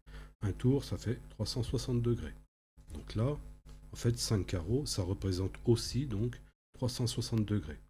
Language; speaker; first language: French; native; French